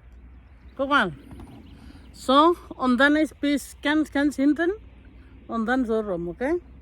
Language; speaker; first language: German; non-native, learner; Indonesian